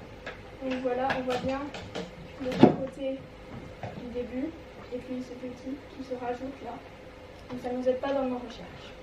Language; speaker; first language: French; native; French